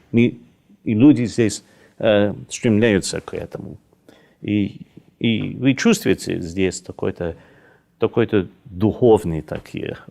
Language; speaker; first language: Russian; non-native, fluent; English